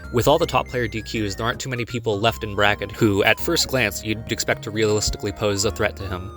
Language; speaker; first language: English; native; English